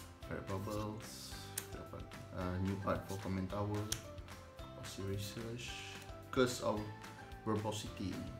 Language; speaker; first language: English; non-native, local second language; Malay